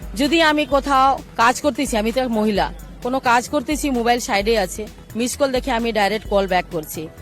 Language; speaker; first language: Bangla; non-native, local second language; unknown